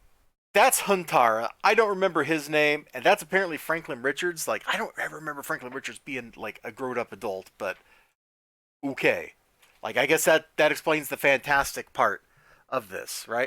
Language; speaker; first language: English; native; English